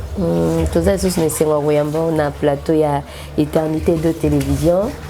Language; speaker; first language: French; non-native, local second language; Lingala